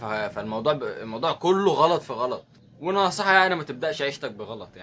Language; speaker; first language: Arabic; native; Arabic